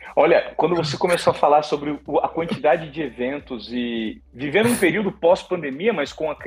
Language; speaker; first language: Portuguese; native; Portuguese